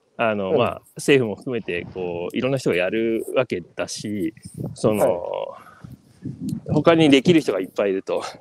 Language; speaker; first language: Japanese; native; Japanese